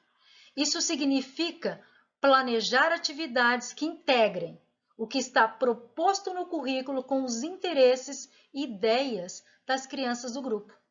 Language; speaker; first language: Portuguese; native; Portuguese